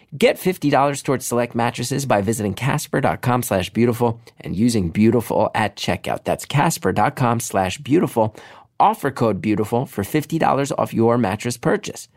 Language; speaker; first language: English; native; English